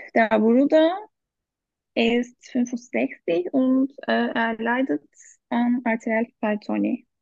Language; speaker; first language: German; non-native, learner; Turkish